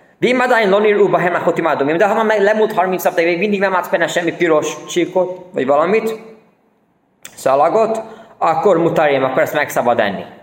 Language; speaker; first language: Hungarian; early bilingual, heritage; Hungarian